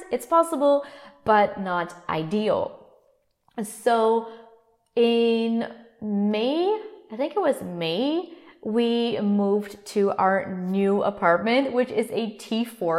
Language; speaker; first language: English; non-native, fluent; Dutch